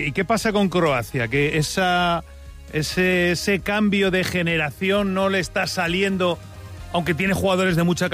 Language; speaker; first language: Spanish; native; Spanish